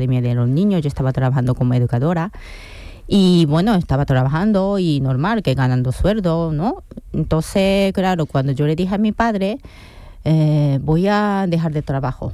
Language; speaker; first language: Spanish; non-native, fluent; Japanese